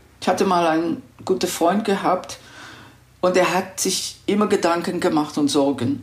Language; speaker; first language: German; non-native, fluent; Hebrew